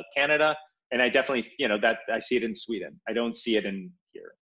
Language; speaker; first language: English; early bilingual, other home language; Polish